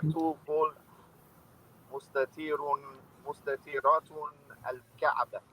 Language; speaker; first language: Arabic; non-native, learner; English